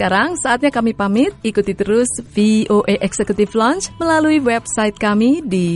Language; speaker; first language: Indonesian; native; Indonesian